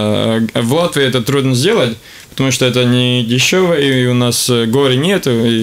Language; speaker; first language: Russian; non-native, local second language; Latvian